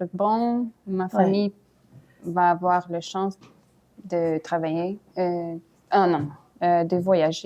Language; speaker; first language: French; non-native, fluent; Ukrainian